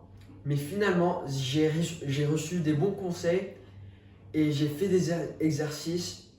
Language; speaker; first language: French; non-native, fluent; English